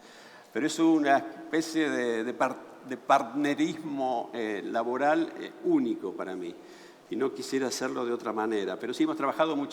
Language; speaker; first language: Spanish; native; Spanish